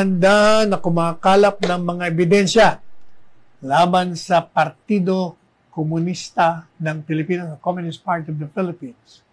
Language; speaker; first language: Filipino; native; Filipino